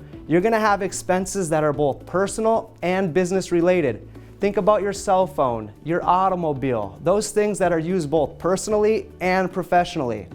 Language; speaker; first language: English; native; English